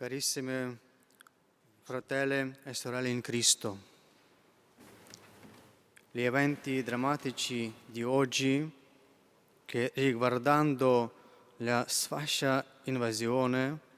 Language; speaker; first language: Italian; non-native, fluent; Ukrainian